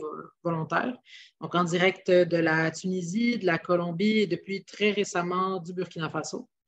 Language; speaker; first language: French; native; French